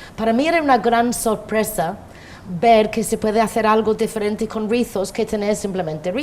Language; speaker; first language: Spanish; non-native, fluent; English